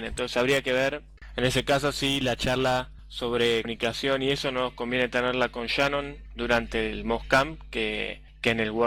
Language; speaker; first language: Spanish; native; Spanish